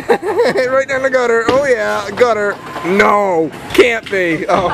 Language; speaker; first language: English; native; English